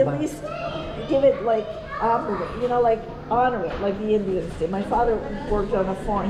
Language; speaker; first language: English; native; English